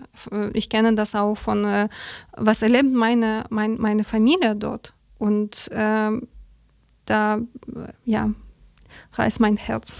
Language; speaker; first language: German; non-native, learner; Ukrainian